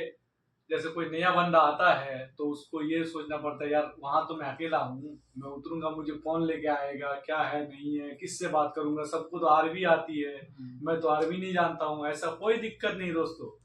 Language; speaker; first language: Hindi; native; Hindi